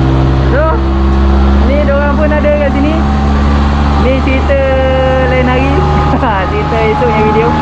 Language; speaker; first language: Malay; native; Malay